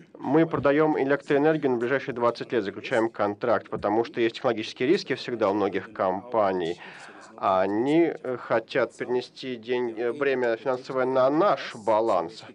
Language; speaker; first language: Russian; non-native, fluent; Shona